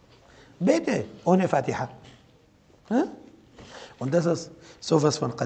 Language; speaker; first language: German; non-native, fluent; Arabic